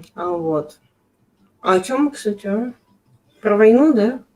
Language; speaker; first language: Russian; native; Russian